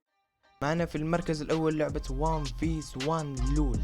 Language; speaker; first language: Arabic; native; Arabic